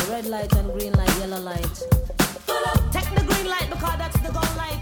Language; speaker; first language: English; native; English